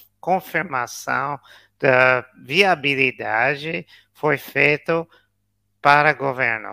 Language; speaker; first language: Portuguese; non-native, learner; English